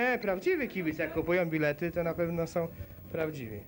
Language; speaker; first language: Polish; native; Polish